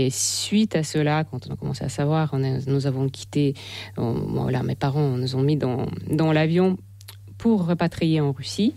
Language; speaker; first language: French; non-native, fluent; Russian